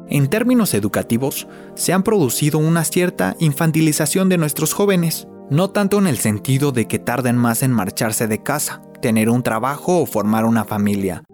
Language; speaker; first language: Spanish; native; Spanish